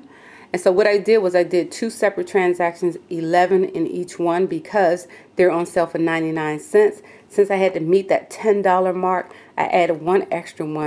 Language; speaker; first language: English; native; English